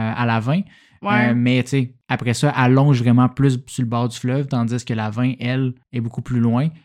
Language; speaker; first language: French; native; French